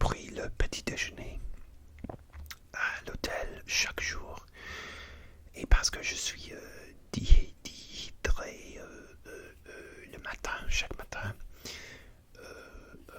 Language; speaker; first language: French; non-native, learner; English